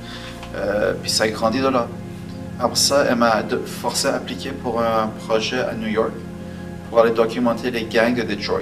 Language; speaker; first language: French; early bilingual, other home language; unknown